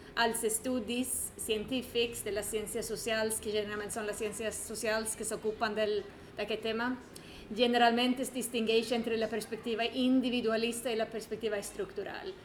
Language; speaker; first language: Catalan; non-native, fluent; Swedish